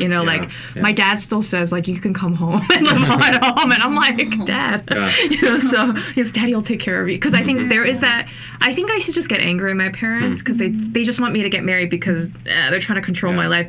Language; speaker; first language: English; native; English